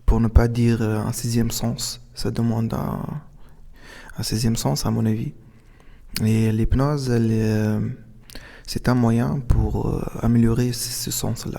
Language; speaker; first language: French; non-native, local second language; Arabic